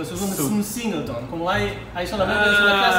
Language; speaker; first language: Spanish; non-native, fluent; Hebrew